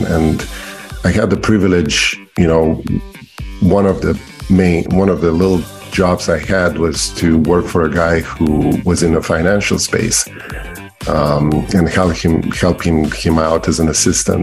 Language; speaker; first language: English; non-native, fluent; Romanian